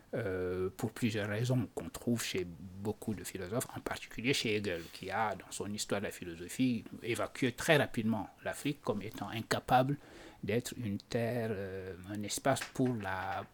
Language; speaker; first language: French; non-native, local second language; Wolof